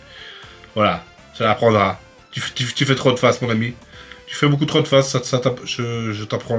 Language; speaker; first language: French; native; French